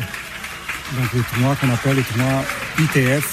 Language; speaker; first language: French; non-native, fluent; Portuguese